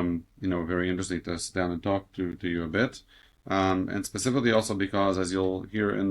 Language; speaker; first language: English; native; English